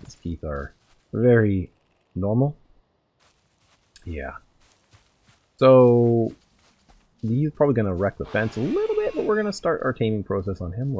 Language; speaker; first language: English; native; English